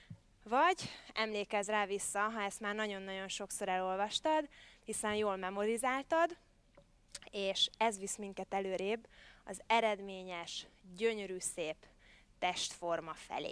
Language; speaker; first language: Hungarian; native; Hungarian